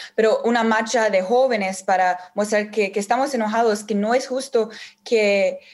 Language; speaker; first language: Spanish; early bilingual, heritage; Spanish